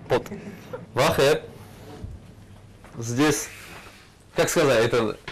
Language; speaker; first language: Russian; non-native, learner; Slovak